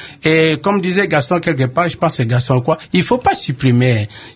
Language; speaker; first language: French; non-native, local second language; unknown